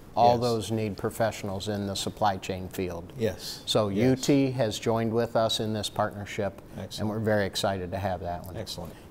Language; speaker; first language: English; native; English